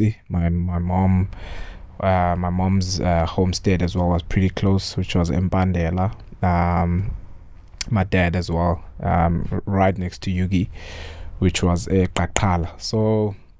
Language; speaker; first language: English; non-native, local second language; Xhosa